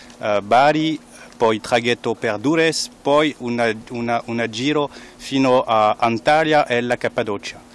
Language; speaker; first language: Italian; non-native, fluent; French